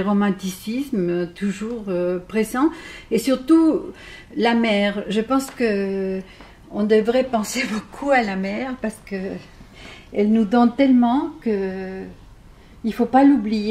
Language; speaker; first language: French; non-native, fluent; Spanish